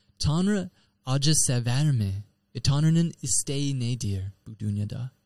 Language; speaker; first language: Turkish; non-native, fluent; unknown